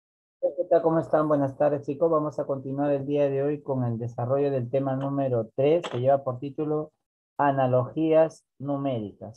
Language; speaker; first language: Spanish; native; Spanish